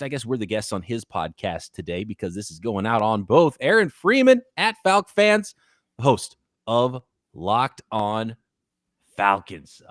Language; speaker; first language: English; native; English